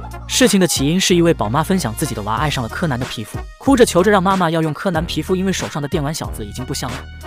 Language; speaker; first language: Chinese; native; Chinese